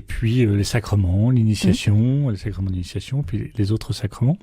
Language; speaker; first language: French; native; French